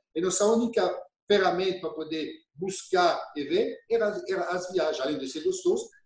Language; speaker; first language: Portuguese; non-native, fluent; French